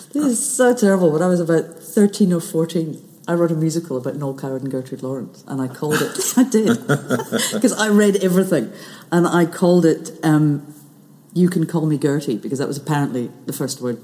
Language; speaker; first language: English; native; English